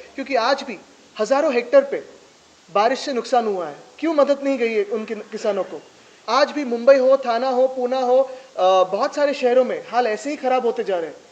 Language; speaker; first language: Hindi; non-native, local second language; Marathi